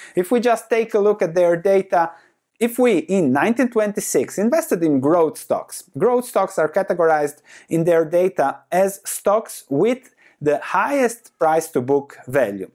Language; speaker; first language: English; non-native, fluent; Croatian